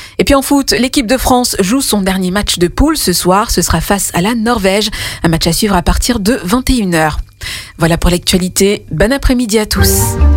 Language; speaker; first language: French; native; French